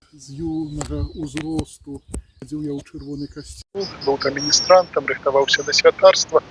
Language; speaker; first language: Belarusian; native; Belarusian